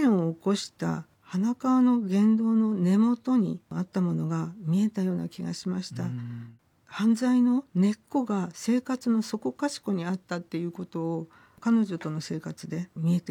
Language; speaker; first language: Japanese; native; Japanese